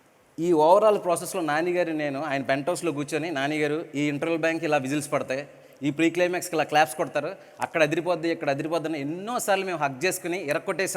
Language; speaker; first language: Telugu; native; Telugu